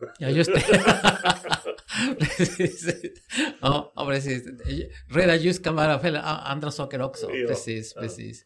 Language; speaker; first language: Swedish; non-native, fluent; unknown